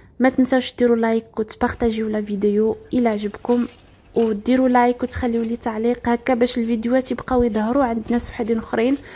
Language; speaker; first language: Arabic; native; Arabic